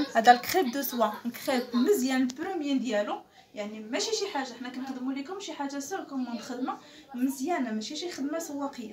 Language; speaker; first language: Arabic; native; Arabic